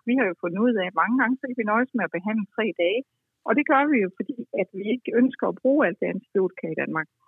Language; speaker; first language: Danish; native; Danish